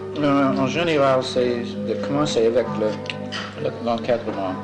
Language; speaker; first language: French; non-native, fluent; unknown